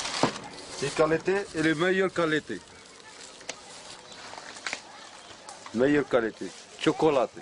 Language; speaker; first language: French; non-native, learner; Arabic